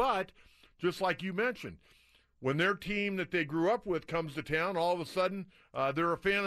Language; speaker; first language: English; native; English